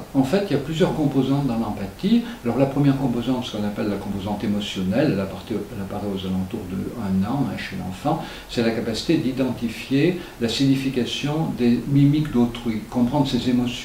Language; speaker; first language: French; native; French